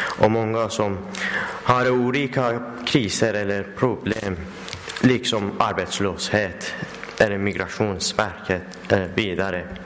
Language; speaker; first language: Swedish; non-native, learner; Persian